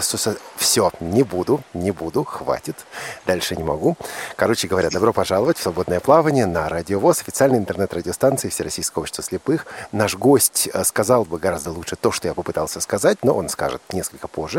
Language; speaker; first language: Russian; native; Russian